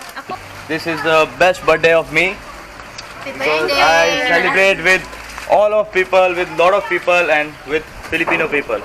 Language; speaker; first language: English; non-native, learner; Hindi